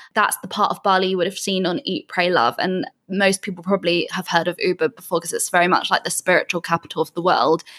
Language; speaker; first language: English; native; English